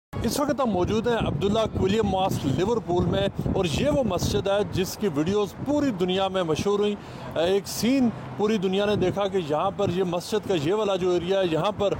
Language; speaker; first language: Urdu; native; Urdu